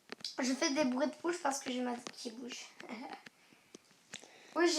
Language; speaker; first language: French; native; French